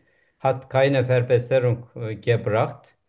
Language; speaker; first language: German; non-native, learner; Turkish